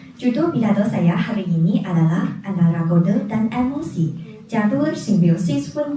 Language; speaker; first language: Indonesian; non-native, fluent; Chinese